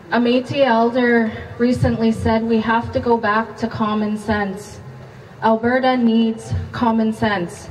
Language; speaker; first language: English; native; English